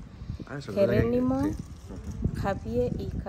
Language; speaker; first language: Spanish; non-native, learner; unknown